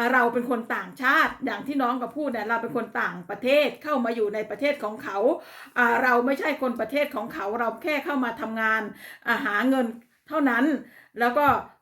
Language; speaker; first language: Thai; native; Thai